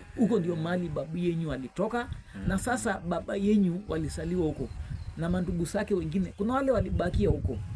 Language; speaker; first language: Swahili; non-native, local second language; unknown